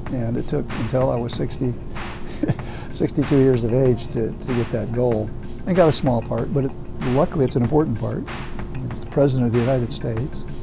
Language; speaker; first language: English; native; English